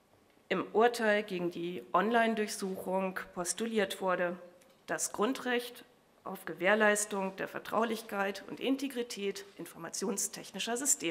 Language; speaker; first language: German; native; German